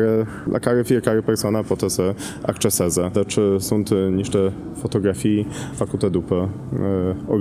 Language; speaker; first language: Romanian; non-native, fluent; Polish